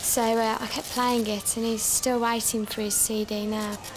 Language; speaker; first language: English; native; English